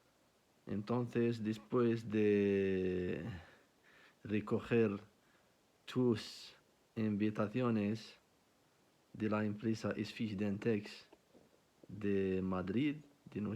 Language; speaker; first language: Spanish; non-native, learner; Arabic